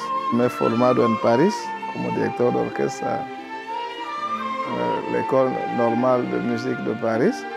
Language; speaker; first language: Spanish; non-native, learner; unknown